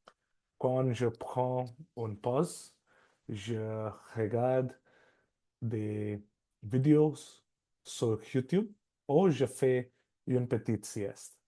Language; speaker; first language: French; non-native, learner; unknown